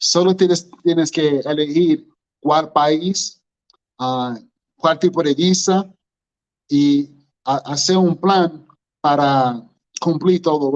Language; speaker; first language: Spanish; non-native, learner; English